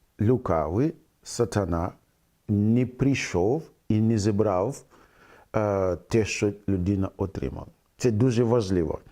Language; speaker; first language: Ukrainian; non-native, fluent; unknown